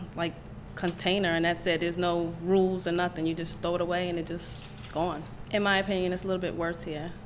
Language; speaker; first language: English; native; English